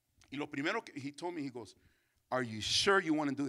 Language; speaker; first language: English; early bilingual, other home language; Spanish